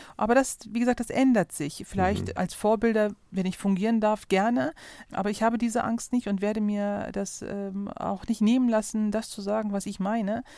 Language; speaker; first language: German; early bilingual, other home language; Turkish